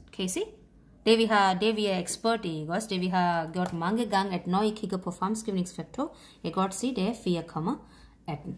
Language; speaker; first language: Danish; non-native, fluent; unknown